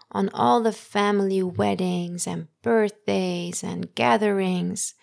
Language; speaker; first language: English; early bilingual, other home language; Persian